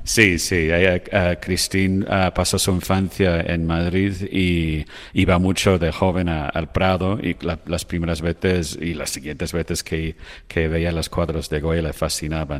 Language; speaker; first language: Spanish; non-native, fluent; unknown